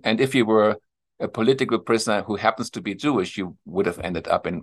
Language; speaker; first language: English; non-native, fluent; German